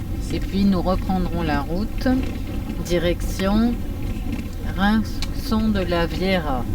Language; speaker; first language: French; native; French